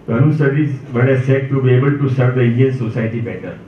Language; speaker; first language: English; non-native, local second language; Marathi